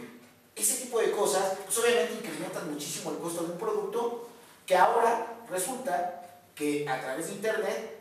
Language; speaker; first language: Spanish; native; Spanish